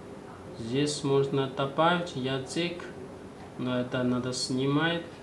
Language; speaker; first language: Russian; non-native, learner; Chinese